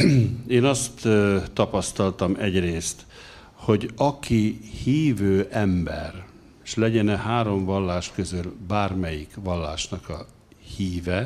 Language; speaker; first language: Hungarian; native; Hungarian